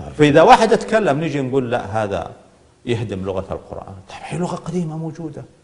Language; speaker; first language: Arabic; native; Arabic